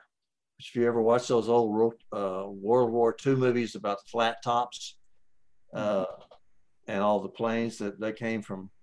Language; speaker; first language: English; native; English